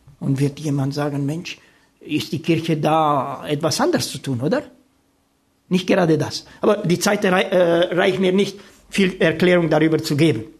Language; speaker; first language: German; non-native, fluent; Romanian